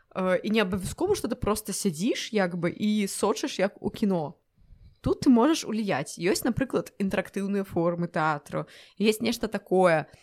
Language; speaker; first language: Belarusian; native; Belarusian